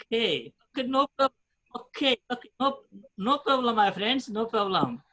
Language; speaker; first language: English; non-native, fluent; Nepali